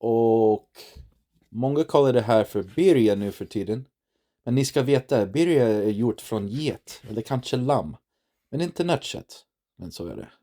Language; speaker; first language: Swedish; non-native, learner; English